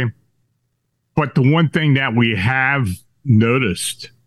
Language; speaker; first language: English; native; English